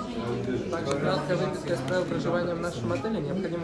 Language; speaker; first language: Russian; native; Russian